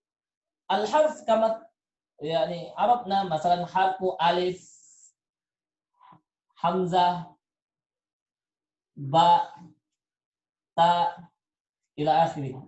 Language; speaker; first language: Arabic; non-native, fluent; Indonesian